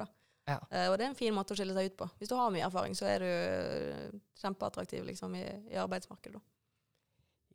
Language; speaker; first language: Norwegian; native; Norwegian